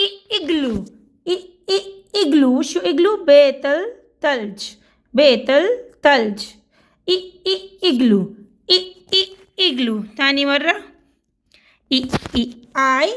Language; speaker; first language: Arabic; non-native, learner; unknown